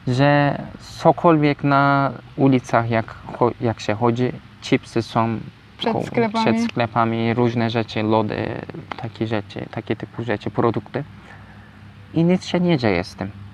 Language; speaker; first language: Polish; non-native, learner; Turkish